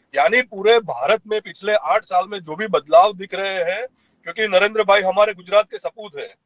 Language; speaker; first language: Hindi; non-native, local second language; Gujarati